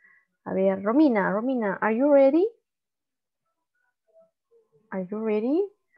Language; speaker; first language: English; non-native, learner; Spanish